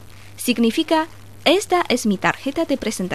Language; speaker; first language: Spanish; non-native, fluent; Chinese